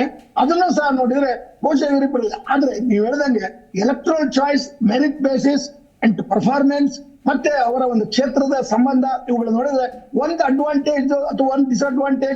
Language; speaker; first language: Kannada; native; Kannada